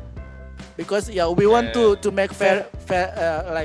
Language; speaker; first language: English; non-native, fluent; Indonesian